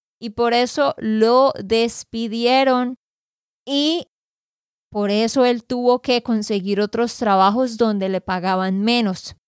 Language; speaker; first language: Spanish; native; Spanish